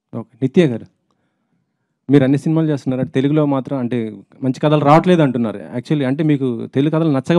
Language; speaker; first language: Telugu; native; Telugu